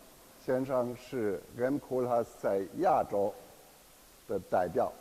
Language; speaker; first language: Chinese; non-native, fluent; German